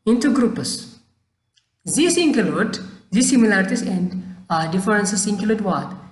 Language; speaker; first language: English; non-native, local second language; Amharic